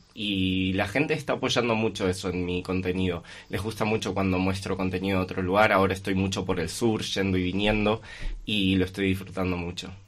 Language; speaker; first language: Spanish; native; Spanish